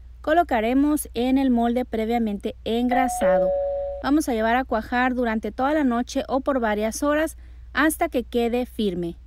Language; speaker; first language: Spanish; native; Spanish